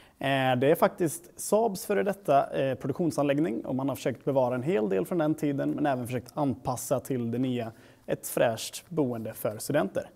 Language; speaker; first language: Swedish; native; Swedish